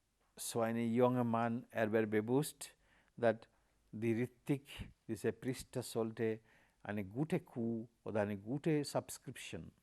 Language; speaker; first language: German; non-native, learner; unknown